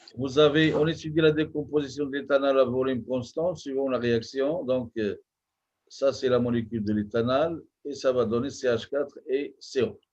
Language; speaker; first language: French; non-native, local second language; Arabic